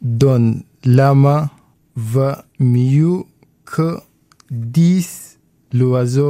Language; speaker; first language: French; non-native, learner; Arabic